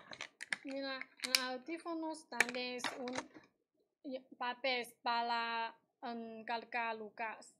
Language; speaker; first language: Spanish; non-native, learner; Chinese